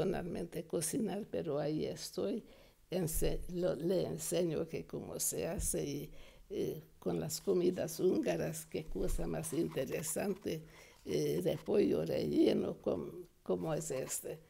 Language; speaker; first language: Spanish; non-native, fluent; Hungarian